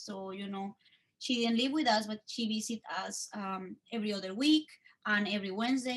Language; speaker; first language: English; non-native, fluent; Spanish